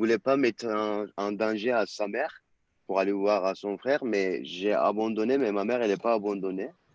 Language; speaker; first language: French; non-native, learner; Turkish